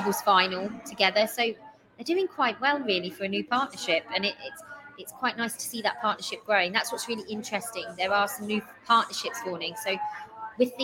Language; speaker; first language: English; native; English